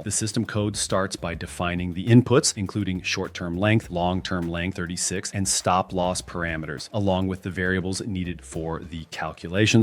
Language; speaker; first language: English; native; English